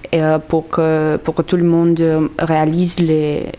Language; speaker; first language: French; non-native, fluent; Romanian